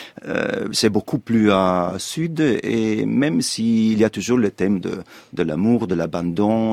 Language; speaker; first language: French; non-native, fluent; Italian